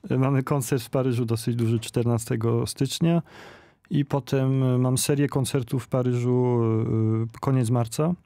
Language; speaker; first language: Polish; early bilingual, heritage; Polish